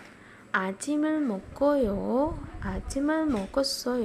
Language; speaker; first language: Korean; non-native, fluent; Indonesian